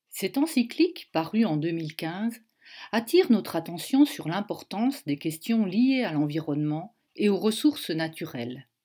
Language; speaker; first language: French; native; French